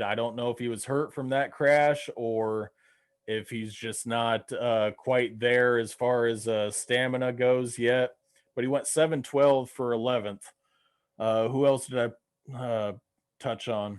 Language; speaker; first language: English; native; English